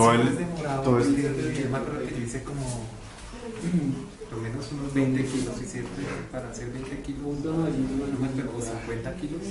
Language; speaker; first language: Spanish; native; Spanish